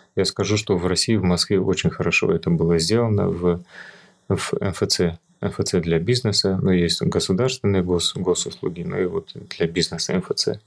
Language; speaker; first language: Russian; early bilingual, other home language; Armenian